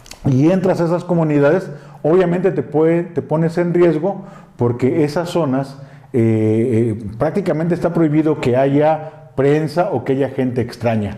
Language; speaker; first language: Spanish; native; Spanish